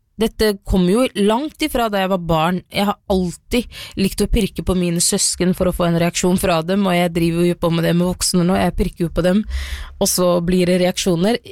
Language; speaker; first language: Norwegian; early bilingual, other home language; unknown